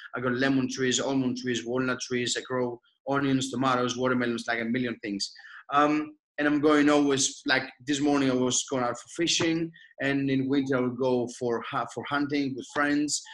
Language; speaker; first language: English; non-native, fluent; Greek